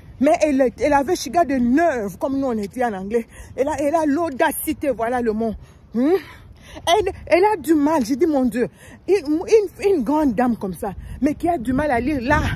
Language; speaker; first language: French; non-native, local second language; Lingala